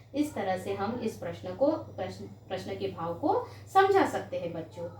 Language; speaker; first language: Hindi; non-native, local second language; Gujarati